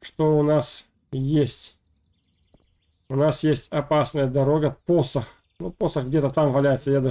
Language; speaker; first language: Russian; native; Russian